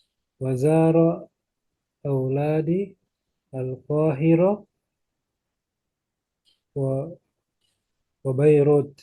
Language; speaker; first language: Arabic; non-native, learner; Indonesian